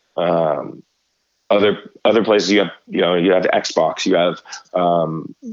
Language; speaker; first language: English; native; English